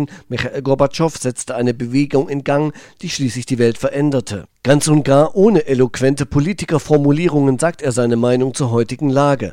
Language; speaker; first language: German; native; German